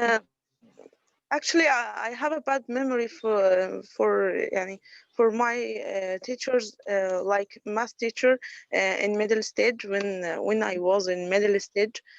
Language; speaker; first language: English; non-native, learner; Arabic